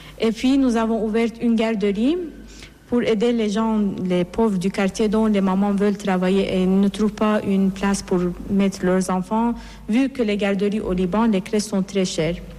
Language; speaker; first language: French; non-native, fluent; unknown